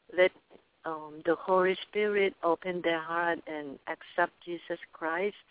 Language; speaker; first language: English; non-native, learner; Thai